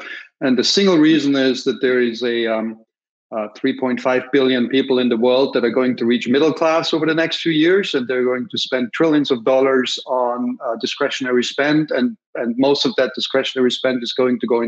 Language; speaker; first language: English; non-native, fluent; German